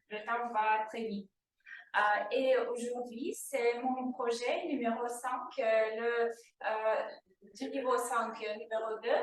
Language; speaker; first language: French; non-native, fluent; Russian